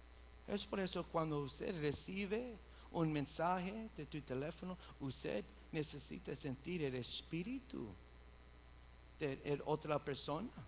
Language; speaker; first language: Spanish; early bilingual, heritage; English